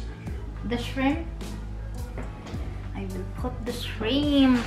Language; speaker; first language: English; non-native, local second language; Filipino